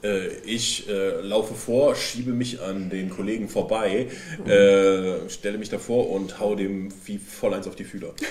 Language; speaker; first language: German; native; German